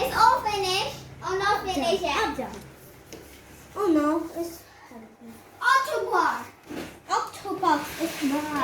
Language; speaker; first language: English; non-native, learner; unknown